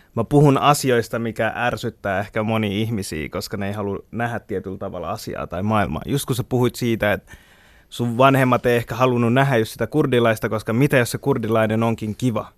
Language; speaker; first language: Finnish; early bilingual, other home language; Bangla